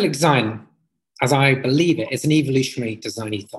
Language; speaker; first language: English; native; English